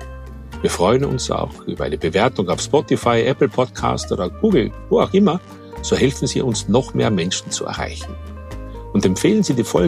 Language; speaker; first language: German; native; German